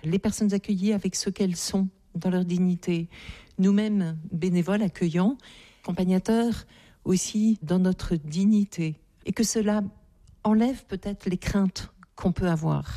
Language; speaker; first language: French; native; French